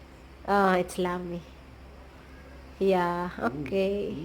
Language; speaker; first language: English; non-native, local second language; Cebuano